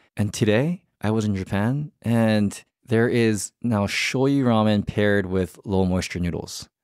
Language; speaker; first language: English; native; English